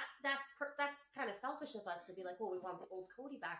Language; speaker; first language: English; native; English